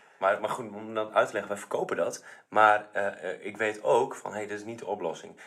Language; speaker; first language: Dutch; native; Dutch